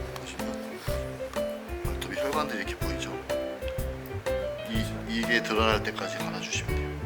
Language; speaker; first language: Korean; native; Korean